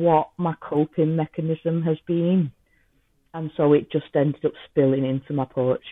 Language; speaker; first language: English; native; English